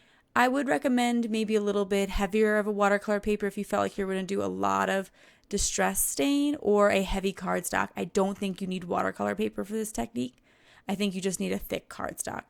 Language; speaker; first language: English; native; English